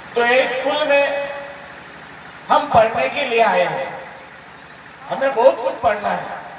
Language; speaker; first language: Hindi; non-native, local second language; Marathi